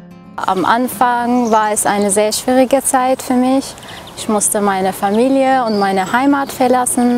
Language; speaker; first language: German; non-native, fluent; Arabic